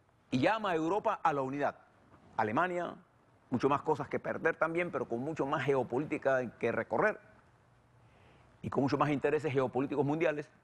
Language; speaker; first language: Spanish; native; Spanish